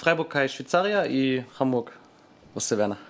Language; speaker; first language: Macedonian; non-native, learner; German